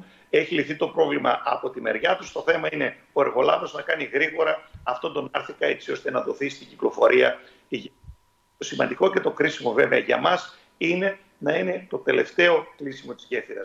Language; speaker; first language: Greek; native; Greek